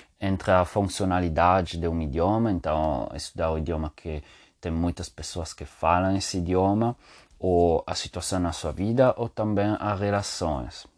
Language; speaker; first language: Portuguese; non-native, learner; Spanish